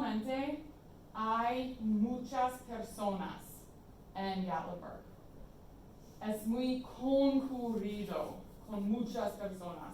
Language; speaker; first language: Spanish; non-native, fluent; English